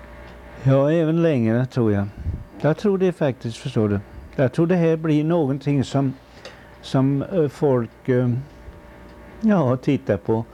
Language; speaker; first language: Swedish; early bilingual, heritage; Swedish